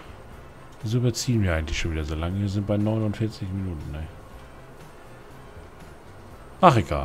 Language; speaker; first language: German; native; German